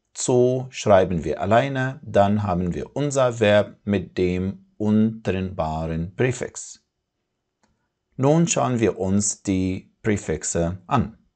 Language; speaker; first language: German; non-native, fluent; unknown